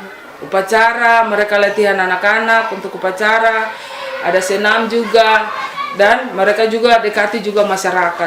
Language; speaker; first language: Indonesian; non-native, local second language; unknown